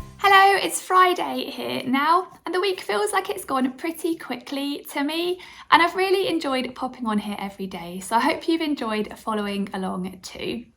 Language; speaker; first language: English; native; English